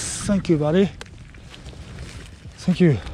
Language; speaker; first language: English; non-native, learner; Japanese